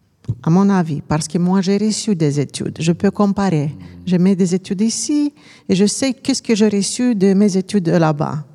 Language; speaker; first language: French; non-native, fluent; Romanian